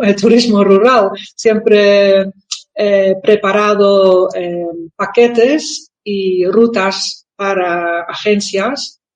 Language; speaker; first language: Spanish; non-native, fluent; Dutch